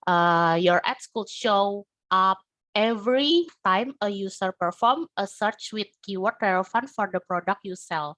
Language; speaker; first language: English; non-native, learner; Indonesian